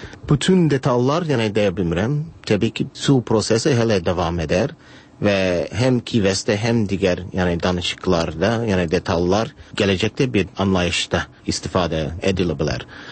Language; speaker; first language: Azerbaijani; non-native, fluent; English